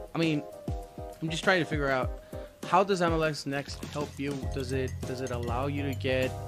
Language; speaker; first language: English; non-native, local second language; Spanish